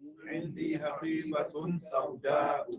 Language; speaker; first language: Arabic; non-native, learner; English